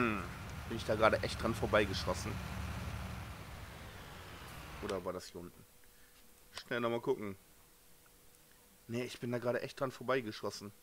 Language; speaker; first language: German; native; German